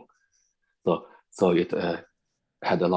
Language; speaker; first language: English; non-native, learner; Chinese